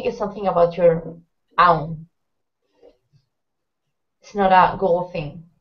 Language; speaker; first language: English; non-native, fluent; Spanish